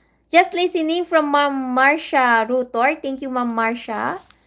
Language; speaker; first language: English; non-native, local second language; Filipino